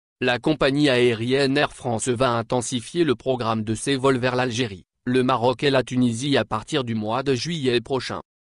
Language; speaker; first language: French; non-native, local second language; Arabic